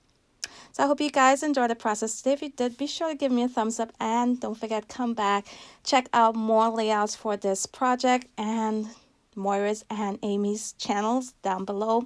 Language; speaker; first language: English; native; English